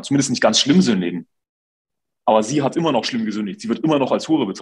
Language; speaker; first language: German; native; German